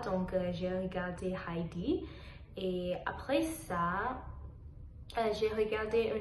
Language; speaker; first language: French; non-native, learner; Telugu